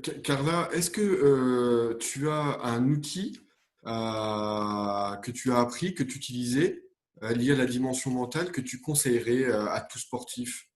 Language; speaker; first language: French; native; French